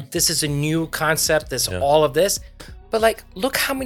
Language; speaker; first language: English; non-native, fluent; French